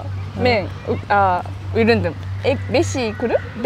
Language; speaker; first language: Kyrgyz; non-native, learner; Japanese